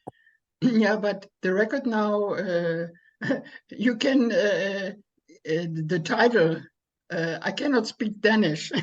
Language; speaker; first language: English; non-native, learner; German